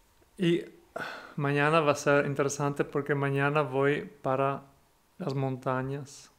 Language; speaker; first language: Spanish; non-native, fluent; Portuguese